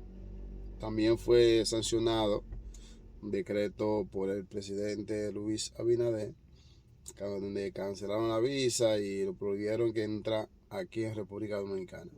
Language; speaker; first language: Spanish; non-native, fluent; Haitian Creole